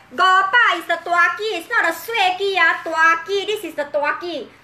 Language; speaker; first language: English; non-native, local second language; Min Nan Chinese